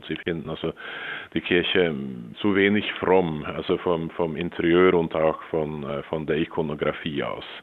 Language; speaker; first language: German; non-native, fluent; Norwegian